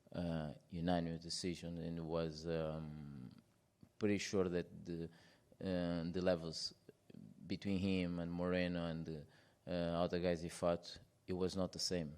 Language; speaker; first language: English; non-native, fluent; Portuguese